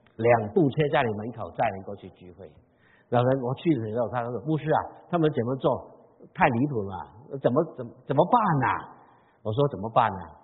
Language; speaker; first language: Chinese; non-native, local second language; Cantonese